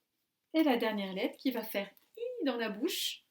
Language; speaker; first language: French; native; French